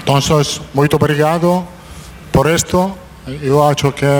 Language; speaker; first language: Portuguese; non-native, fluent; Italian